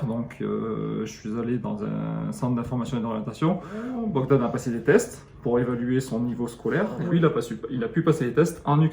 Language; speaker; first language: French; native; French